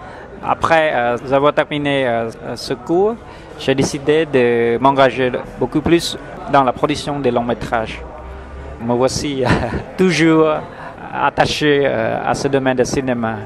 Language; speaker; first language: French; non-native, fluent; Khmer